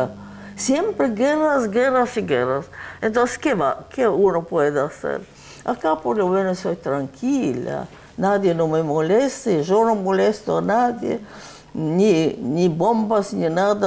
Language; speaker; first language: Spanish; non-native, fluent; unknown